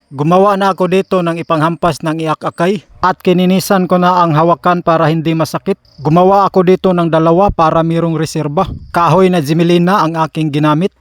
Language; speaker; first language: Filipino; non-native, local second language; Cebuano